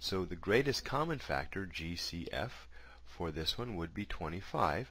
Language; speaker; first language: English; native; English